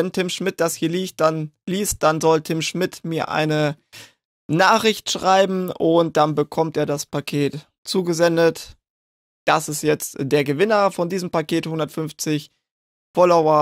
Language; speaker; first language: German; native; German